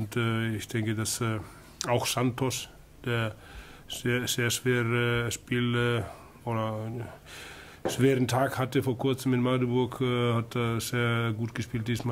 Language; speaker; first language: German; non-native, fluent; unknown